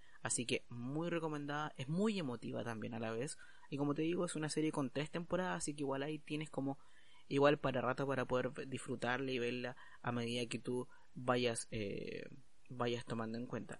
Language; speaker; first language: Spanish; native; Spanish